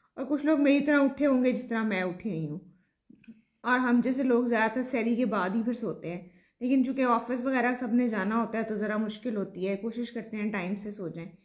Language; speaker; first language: Urdu; native; Urdu